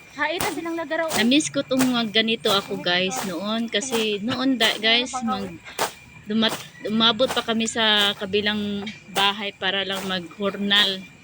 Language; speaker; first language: Filipino; non-native, local second language; Cebuano